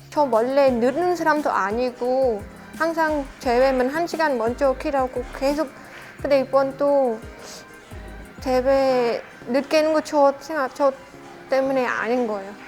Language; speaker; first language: Korean; non-native, learner; Khmer